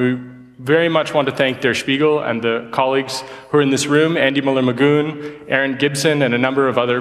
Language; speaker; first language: English; native; English